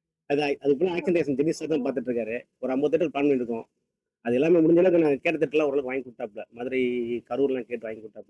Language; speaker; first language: Tamil; native; Tamil